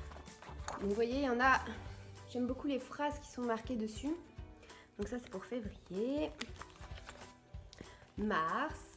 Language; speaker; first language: French; native; French